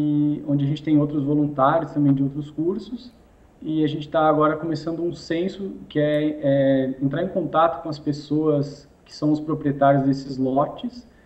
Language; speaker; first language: Portuguese; native; Portuguese